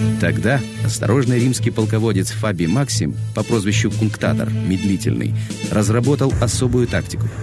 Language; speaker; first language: Russian; native; Russian